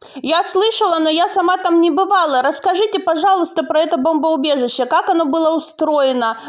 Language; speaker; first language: Russian; native; Russian